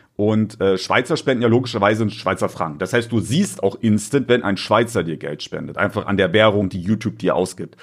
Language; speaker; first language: German; native; German